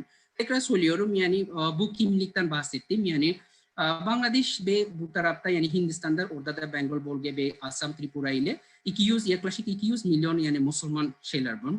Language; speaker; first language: Turkish; non-native, learner; Bangla